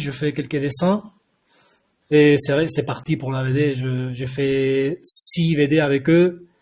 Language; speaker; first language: French; non-native, fluent; Spanish